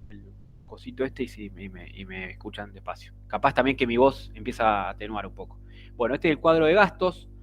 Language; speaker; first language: Spanish; native; Spanish